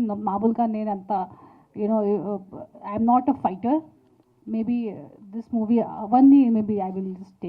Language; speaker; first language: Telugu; non-native, local second language; Hindi